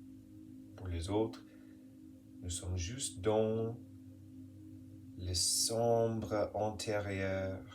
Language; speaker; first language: French; non-native, fluent; English